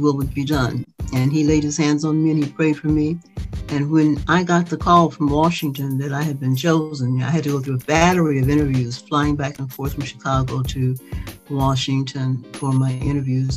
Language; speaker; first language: English; native; English